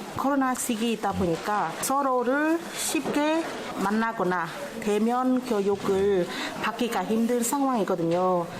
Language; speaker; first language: Korean; non-native, fluent; Khmer